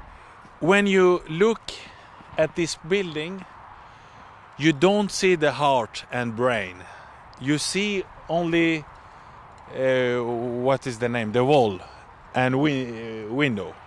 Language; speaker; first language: English; non-native, fluent; Persian